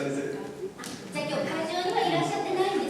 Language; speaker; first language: Japanese; native; Japanese